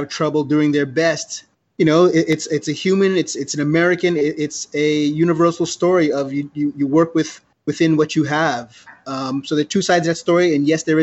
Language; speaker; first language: English; native; English